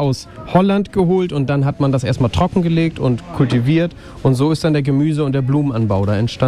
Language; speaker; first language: German; native; German